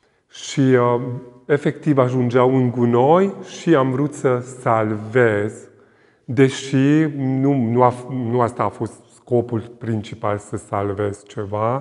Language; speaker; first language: Romanian; non-native, local second language; Hungarian